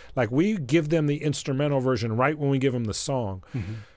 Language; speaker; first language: English; native; English